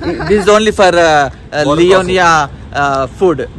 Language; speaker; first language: English; non-native, local second language; Telugu